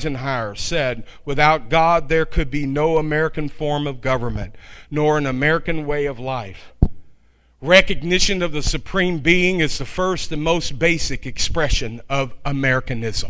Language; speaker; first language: English; native; English